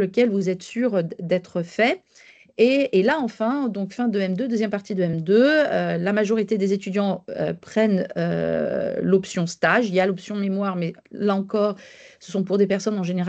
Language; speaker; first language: French; native; French